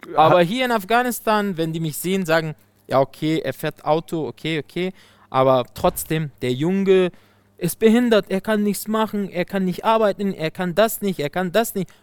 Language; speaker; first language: German; non-native, fluent; Persian